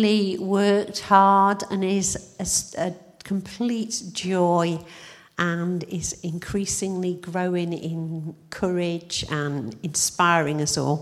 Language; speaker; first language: English; native; English